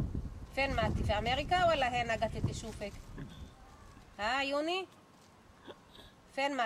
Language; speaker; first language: Arabic; native; Arabic